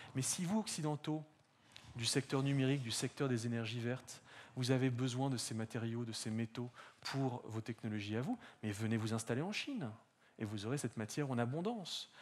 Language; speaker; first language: French; native; French